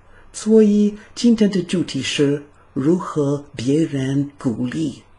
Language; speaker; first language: Chinese; non-native, fluent; English